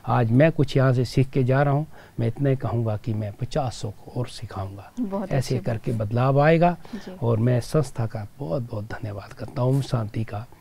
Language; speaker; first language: Hindi; native; Hindi